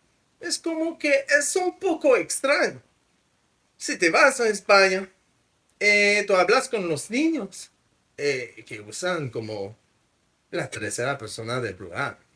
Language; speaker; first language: Spanish; non-native, fluent; French